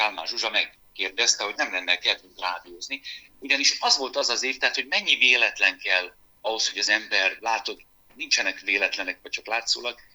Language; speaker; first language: Hungarian; native; Hungarian